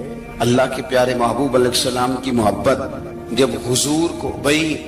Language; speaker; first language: Urdu; native; Urdu